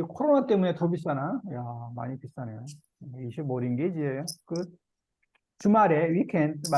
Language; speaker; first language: Korean; native; Korean